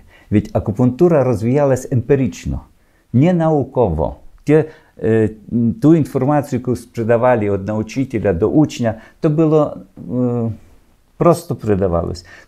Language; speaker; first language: Polish; non-native, learner; Ukrainian